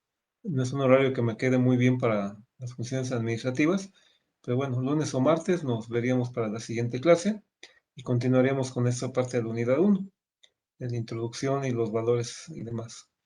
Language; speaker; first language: Spanish; native; Spanish